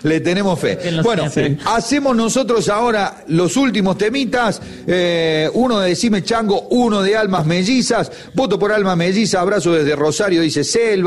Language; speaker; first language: Spanish; native; Spanish